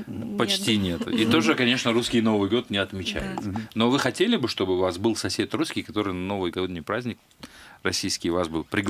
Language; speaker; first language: Russian; native; Russian